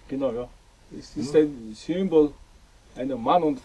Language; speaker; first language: German; non-native, learner; Mongolian